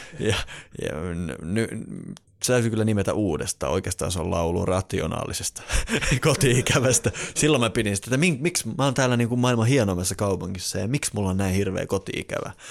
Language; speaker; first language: Finnish; native; Finnish